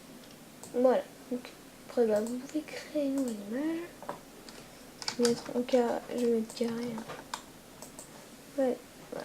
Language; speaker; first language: French; native; French